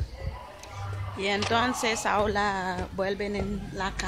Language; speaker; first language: Spanish; non-native, learner; English